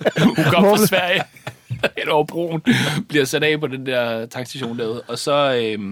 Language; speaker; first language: Danish; native; Danish